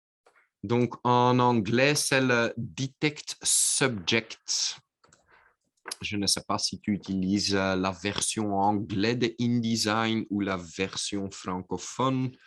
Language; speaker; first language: French; non-native, local second language; Dutch